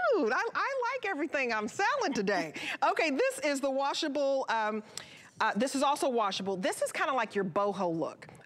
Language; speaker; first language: English; native; English